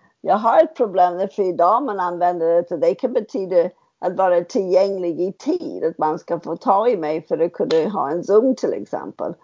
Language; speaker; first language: Swedish; non-native, fluent; English